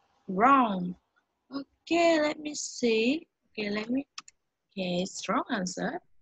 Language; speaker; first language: English; non-native, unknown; Vietnamese